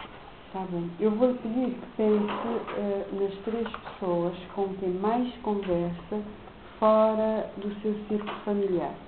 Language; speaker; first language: Portuguese; non-native, local second language; Kabuverdianu